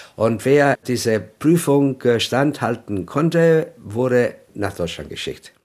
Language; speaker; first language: German; non-native, fluent; Italian